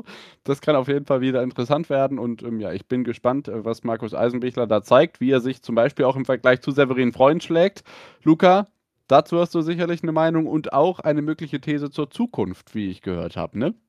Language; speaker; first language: German; native; German